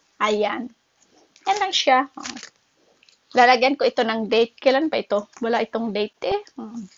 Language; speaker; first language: Filipino; native; Filipino